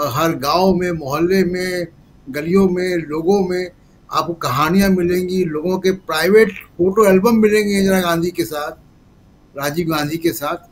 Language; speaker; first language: Hindi; native; Hindi